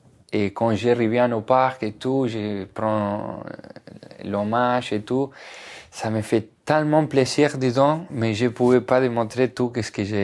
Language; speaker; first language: French; non-native, fluent; Spanish